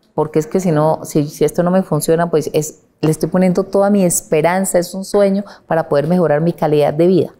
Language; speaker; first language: Spanish; native; Spanish